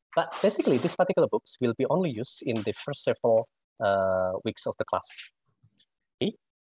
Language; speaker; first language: English; non-native, fluent; Indonesian